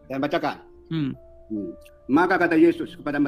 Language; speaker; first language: Indonesian; native; Indonesian